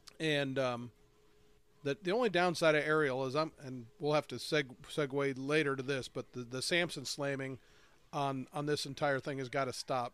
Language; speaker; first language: English; native; English